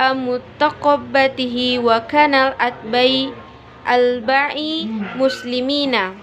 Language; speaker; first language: Arabic; non-native, learner; Indonesian